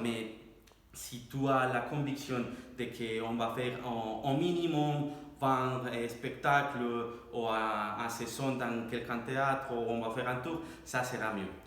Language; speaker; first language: French; non-native, learner; Spanish